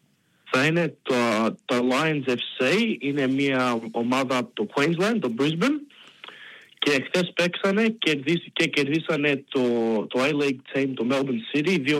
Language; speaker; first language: Greek; early bilingual, heritage; Greek